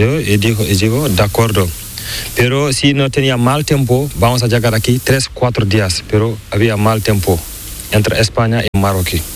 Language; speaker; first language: Spanish; non-native, learner; Fula